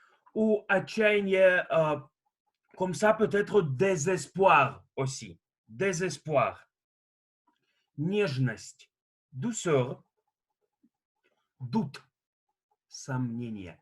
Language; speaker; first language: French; non-native, fluent; Russian